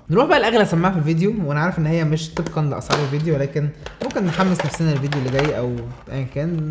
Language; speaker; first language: Arabic; native; Arabic